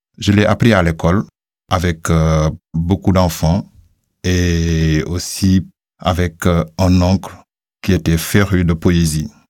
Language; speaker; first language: French; non-native, local second language; Wolof